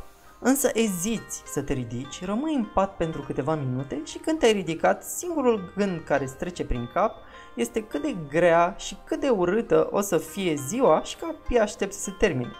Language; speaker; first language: Romanian; native; Romanian